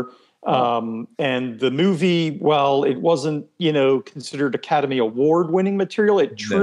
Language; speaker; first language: English; non-native, fluent; Hebrew